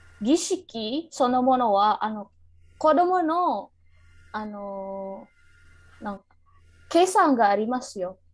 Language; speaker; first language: Japanese; non-native, learner; Indonesian